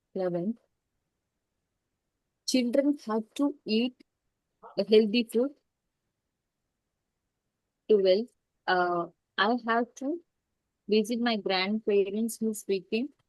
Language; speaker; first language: English; non-native, learner; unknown